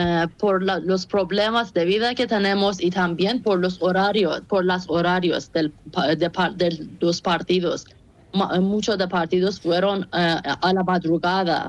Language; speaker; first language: Spanish; non-native, fluent; Persian